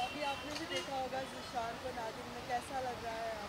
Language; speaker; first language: Hindi; native; Hindi